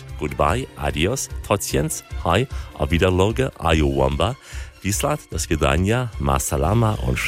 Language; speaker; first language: German; native; German